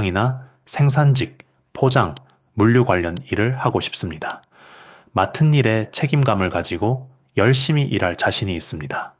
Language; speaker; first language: Korean; non-native, fluent; Urdu